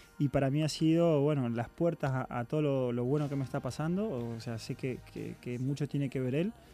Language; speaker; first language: Spanish; native; Spanish